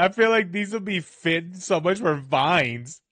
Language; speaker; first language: English; native; English